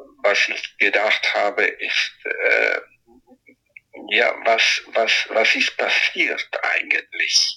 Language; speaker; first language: German; non-native, fluent; Italian